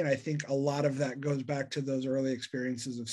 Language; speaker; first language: English; native; English